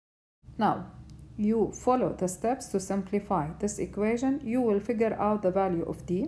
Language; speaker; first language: English; non-native, fluent; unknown